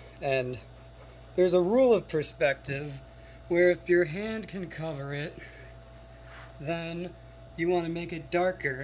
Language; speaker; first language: English; native; English